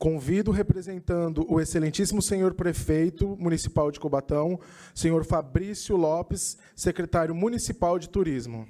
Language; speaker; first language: Portuguese; native; Portuguese